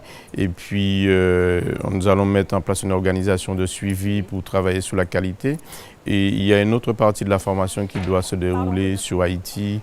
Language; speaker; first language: French; native; French